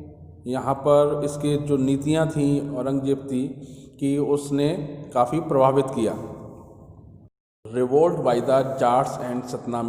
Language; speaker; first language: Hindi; native; Hindi